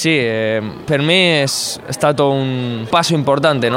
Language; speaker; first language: Italian; non-native, fluent; Spanish